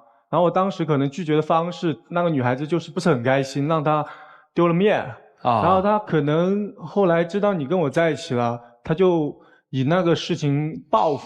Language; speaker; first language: Chinese; native; Chinese